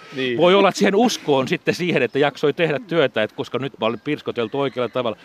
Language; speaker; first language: Finnish; native; Finnish